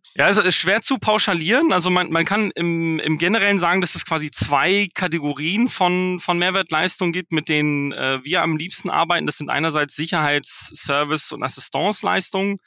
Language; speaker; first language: German; native; German